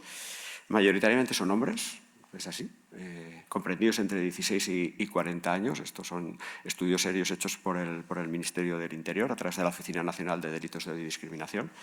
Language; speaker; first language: Spanish; native; Spanish